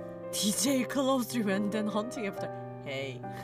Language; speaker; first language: English; non-native, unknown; Korean